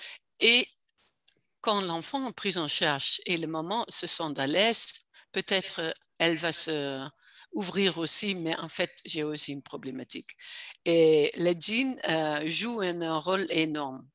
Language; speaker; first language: French; non-native, fluent; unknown